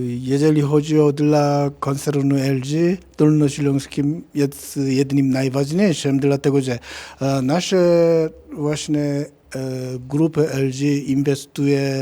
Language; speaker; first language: Polish; non-native, learner; Korean